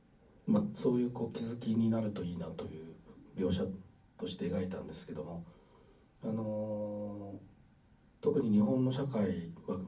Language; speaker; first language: Japanese; native; Japanese